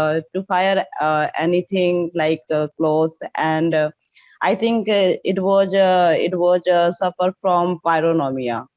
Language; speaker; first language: English; non-native, learner; Hindi